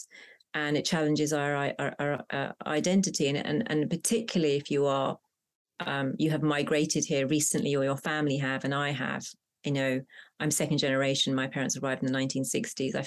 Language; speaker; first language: English; non-native, local second language; Punjabi